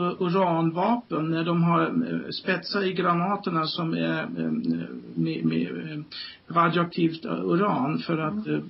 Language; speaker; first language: Swedish; non-native, fluent; German